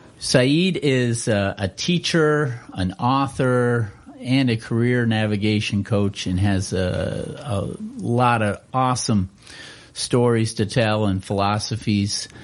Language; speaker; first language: English; native; English